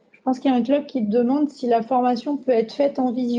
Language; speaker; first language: French; native; French